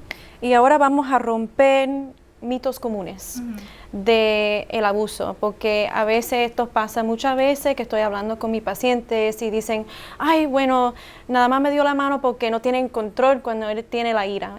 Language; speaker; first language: Spanish; early bilingual, heritage; Spanish